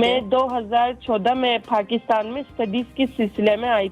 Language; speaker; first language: Hindi; non-native, fluent; Turkish